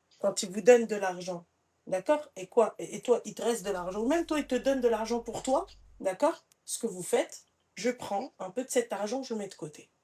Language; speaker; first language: French; early bilingual, other home language; Arabic